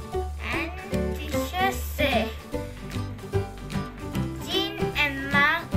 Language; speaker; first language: English; non-native, learner; Thai